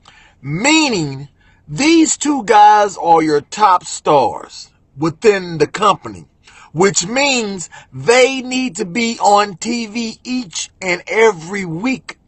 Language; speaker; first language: English; native; English